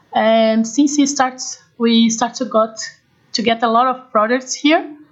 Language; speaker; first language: English; non-native, fluent; Portuguese